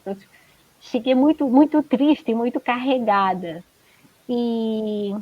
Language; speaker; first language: Portuguese; non-native, fluent; Spanish